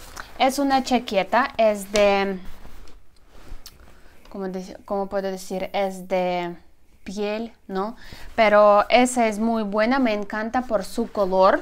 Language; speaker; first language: Spanish; non-native, learner; Ukrainian